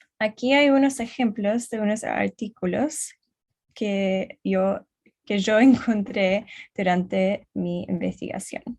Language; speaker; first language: Spanish; non-native, learner; English